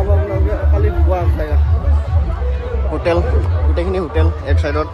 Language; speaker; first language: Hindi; non-native, local second language; Assamese